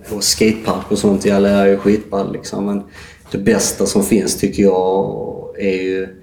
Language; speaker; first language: Swedish; native; Swedish